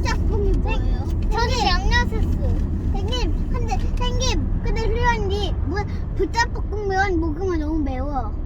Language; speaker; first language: Korean; early bilingual, other home language; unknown